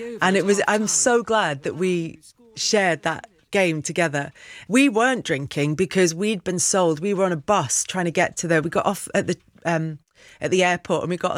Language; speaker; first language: English; native; English